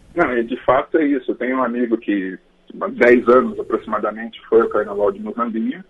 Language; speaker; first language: Portuguese; native; Portuguese